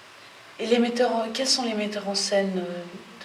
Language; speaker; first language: French; native; French